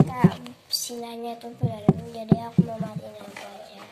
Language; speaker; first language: Indonesian; native; Indonesian